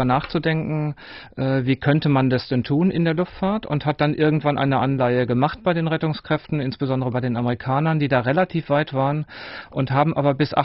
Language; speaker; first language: German; native; German